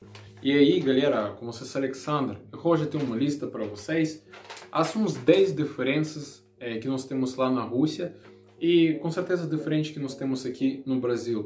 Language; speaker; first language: Portuguese; non-native, learner; Russian